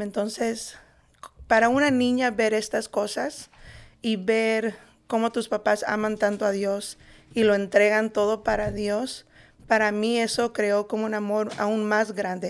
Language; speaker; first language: Spanish; early bilingual, heritage; Spanish